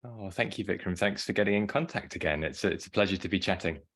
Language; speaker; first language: English; native; English